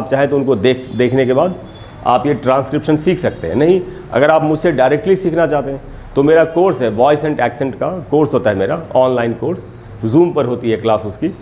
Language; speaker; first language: Hindi; native; Hindi